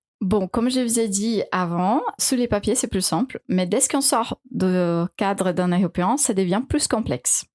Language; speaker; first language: French; non-native, fluent; Portuguese